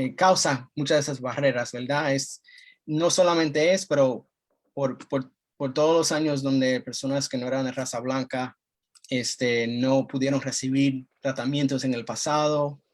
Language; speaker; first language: Spanish; early bilingual, heritage; Spanish